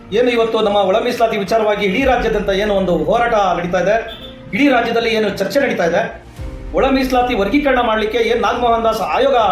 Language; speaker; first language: Kannada; non-native, local second language; Lambadi